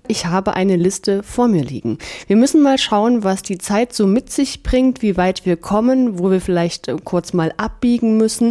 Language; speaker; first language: German; native; German